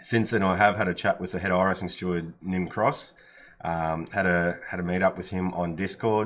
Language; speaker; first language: English; native; English